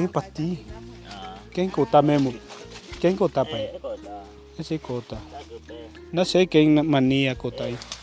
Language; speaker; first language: Portuguese; non-native, learner; Vietnamese